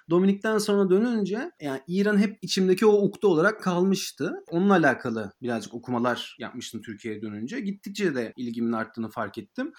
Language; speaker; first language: Turkish; native; Turkish